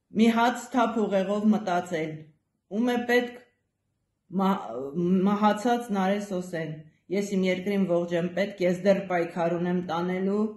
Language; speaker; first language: Armenian; native; Armenian